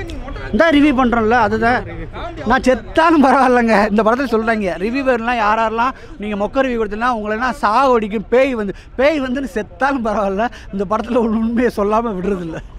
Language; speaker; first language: Tamil; native; Tamil